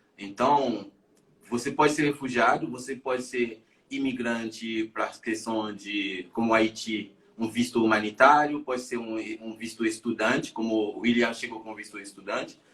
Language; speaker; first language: Portuguese; non-native, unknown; Haitian Creole